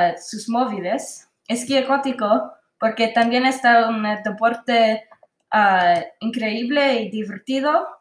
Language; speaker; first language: Spanish; non-native, learner; English